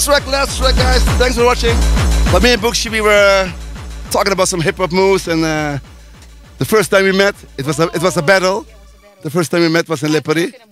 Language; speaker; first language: English; non-native, fluent; Dutch